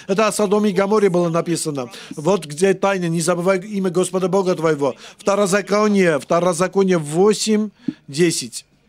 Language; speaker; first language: Russian; non-native, local second language; Armenian